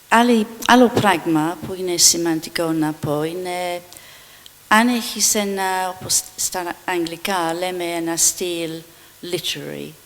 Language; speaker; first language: Greek; non-native, fluent; English